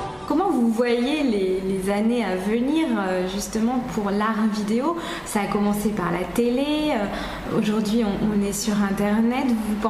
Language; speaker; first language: French; native; French